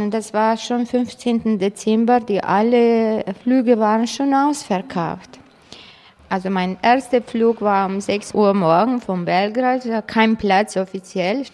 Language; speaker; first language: German; non-native, fluent; Croatian